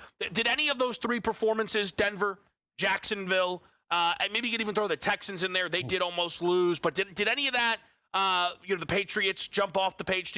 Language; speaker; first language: English; native; English